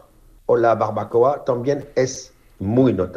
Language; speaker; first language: Spanish; non-native, fluent; French